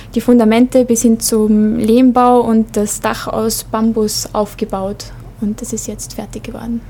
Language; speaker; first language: German; native; German